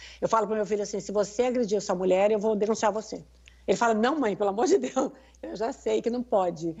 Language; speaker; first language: Portuguese; native; Portuguese